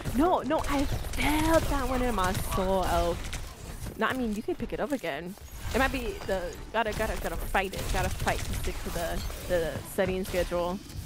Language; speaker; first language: English; early bilingual, other home language; Spanish